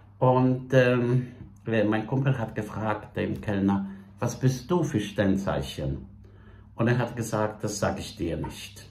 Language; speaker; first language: German; non-native, fluent; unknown